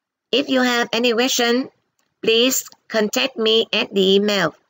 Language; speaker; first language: English; non-native, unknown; Vietnamese